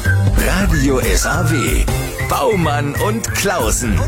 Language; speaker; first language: German; native; German